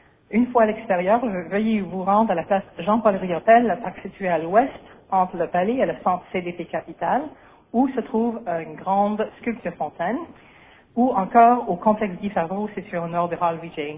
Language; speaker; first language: French; native; French